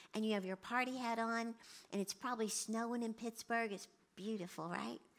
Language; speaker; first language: English; native; English